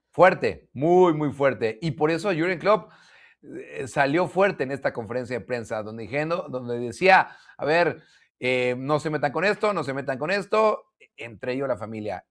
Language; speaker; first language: Spanish; native; Spanish